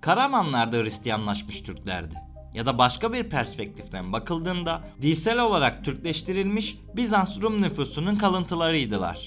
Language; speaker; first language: Turkish; native; Turkish